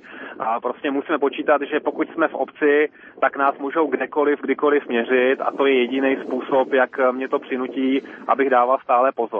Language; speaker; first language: Czech; native; Czech